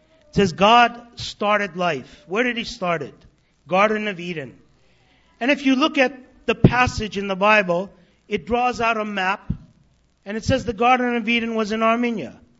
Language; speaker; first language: English; native; English